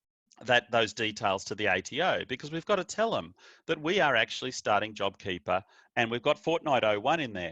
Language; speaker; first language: English; native; English